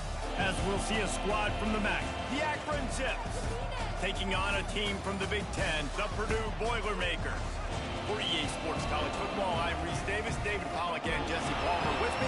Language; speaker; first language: English; native; English